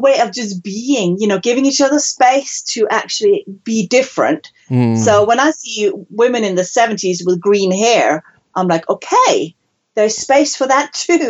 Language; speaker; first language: English; non-native, fluent; Danish